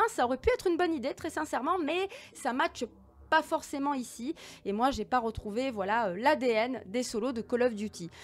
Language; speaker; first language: French; native; French